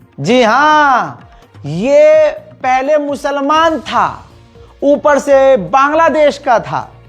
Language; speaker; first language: Hindi; native; Hindi